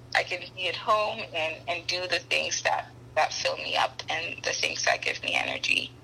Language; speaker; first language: English; non-native, local second language; Akan